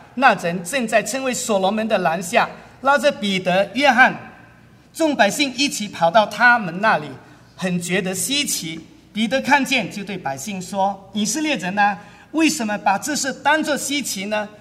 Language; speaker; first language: Chinese; native; Chinese